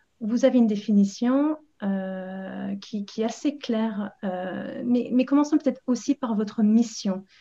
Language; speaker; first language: French; non-native, fluent; English